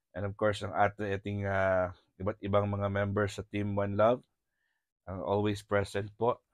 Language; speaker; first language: Filipino; non-native, local second language; Hiligaynon